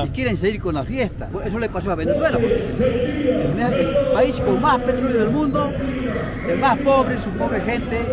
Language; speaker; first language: Spanish; native; Spanish